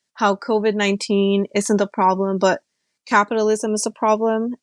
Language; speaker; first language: English; native; English